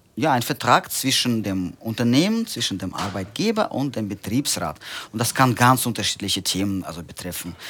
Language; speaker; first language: German; non-native, fluent; Russian